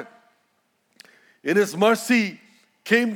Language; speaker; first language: English; non-native, local second language; Malayalam